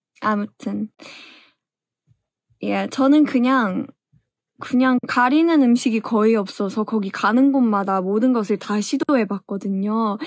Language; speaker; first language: Korean; early bilingual, heritage; English